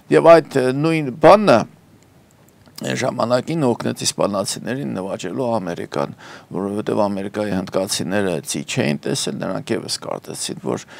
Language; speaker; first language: Armenian; native; Armenian